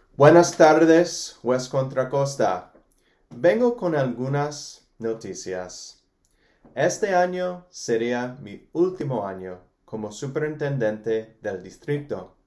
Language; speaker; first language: Spanish; non-native, fluent; English